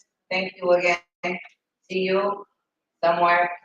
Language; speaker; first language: English; non-native, fluent; Portuguese